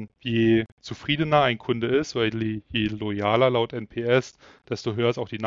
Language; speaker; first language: German; native; German